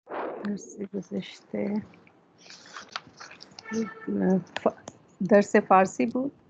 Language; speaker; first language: Persian; non-native, learner; Urdu